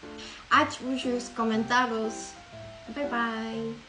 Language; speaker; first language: Lithuanian; non-native, learner; Japanese